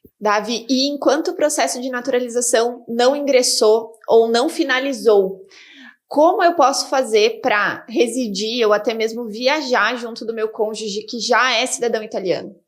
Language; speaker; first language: Portuguese; native; Portuguese